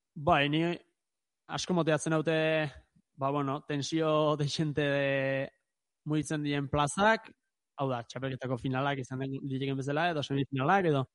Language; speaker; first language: Basque; native; Basque